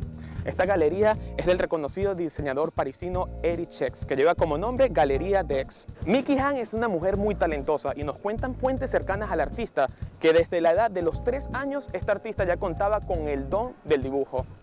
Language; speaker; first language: Spanish; native; Spanish